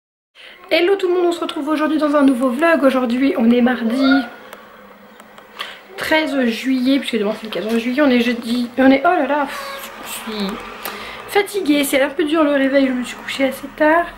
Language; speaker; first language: French; native; French